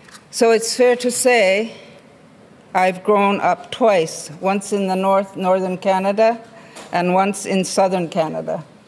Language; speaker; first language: English; non-native, local second language; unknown